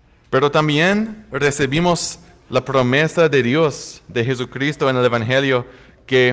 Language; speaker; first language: Spanish; non-native, fluent; English